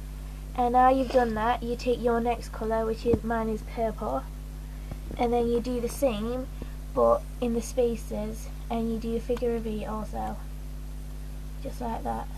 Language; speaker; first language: English; native; English